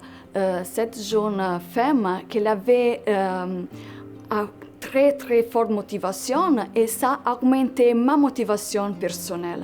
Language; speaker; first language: French; non-native, fluent; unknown